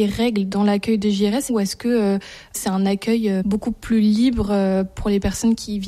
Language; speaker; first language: French; native; French